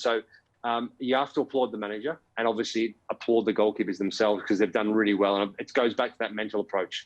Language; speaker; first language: English; native; English